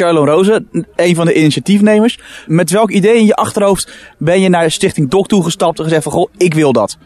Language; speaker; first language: Dutch; native; Dutch